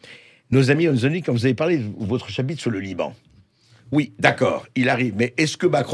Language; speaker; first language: French; native; French